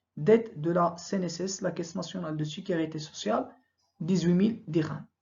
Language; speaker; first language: French; non-native, local second language; Arabic